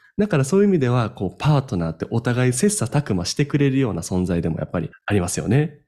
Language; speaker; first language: Japanese; native; Japanese